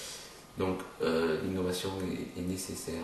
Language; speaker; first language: French; native; French